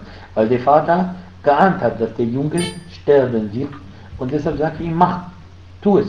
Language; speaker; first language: German; non-native, fluent; Arabic